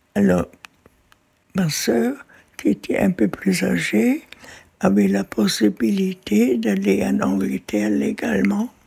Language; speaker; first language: French; non-native, fluent; German